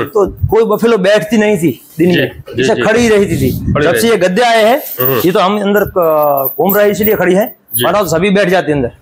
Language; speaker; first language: Hindi; non-native, local second language; Gujarati